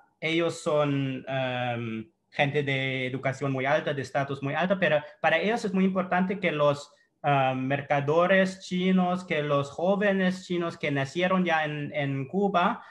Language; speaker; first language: Spanish; non-native, fluent; English